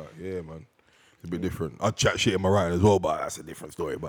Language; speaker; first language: English; native; English